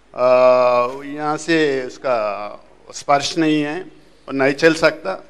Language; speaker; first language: Hindi; non-native, local second language; Telugu